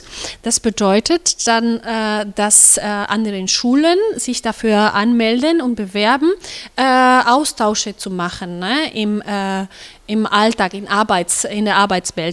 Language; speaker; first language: German; non-native, fluent; Spanish